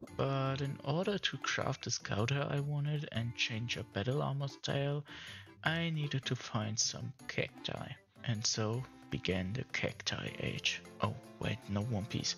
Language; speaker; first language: English; non-native, fluent; German